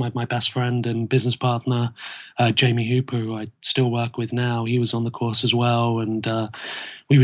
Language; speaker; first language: English; native; English